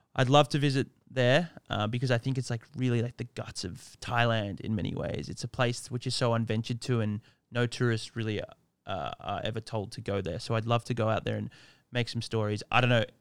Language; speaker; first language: English; native; English